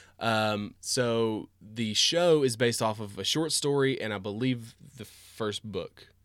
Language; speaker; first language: English; native; English